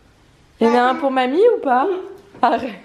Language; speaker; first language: French; native; French